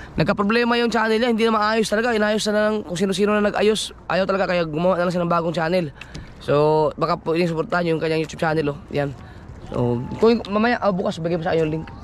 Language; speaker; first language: Filipino; non-native, local second language; Cebuano